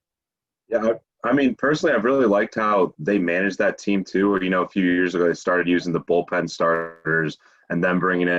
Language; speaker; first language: English; native; English